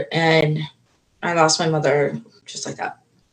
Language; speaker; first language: English; native; English